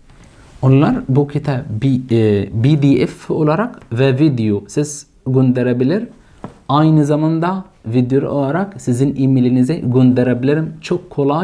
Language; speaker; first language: Turkish; non-native, fluent; Arabic